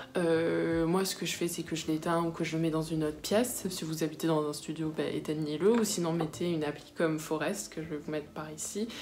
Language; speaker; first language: French; early bilingual, other home language; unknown